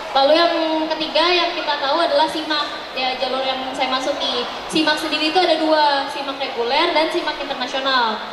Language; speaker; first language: Indonesian; native; Indonesian